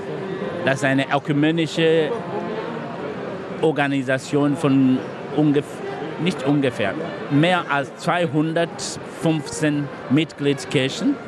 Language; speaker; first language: German; non-native, fluent; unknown